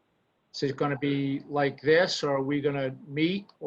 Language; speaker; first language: English; native; English